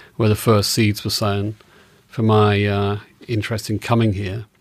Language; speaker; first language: English; native; English